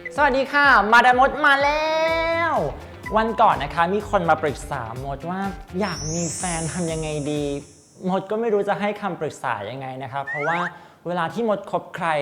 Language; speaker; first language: Thai; native; Thai